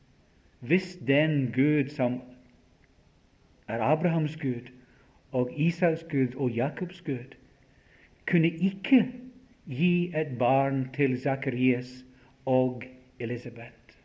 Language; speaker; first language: Swedish; non-native, fluent; English